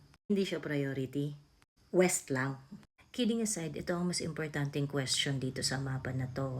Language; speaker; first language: Filipino; native; Filipino